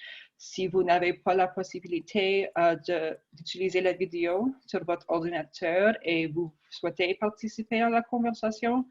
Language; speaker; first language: French; non-native, fluent; English